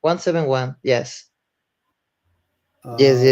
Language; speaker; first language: English; non-native, learner; Spanish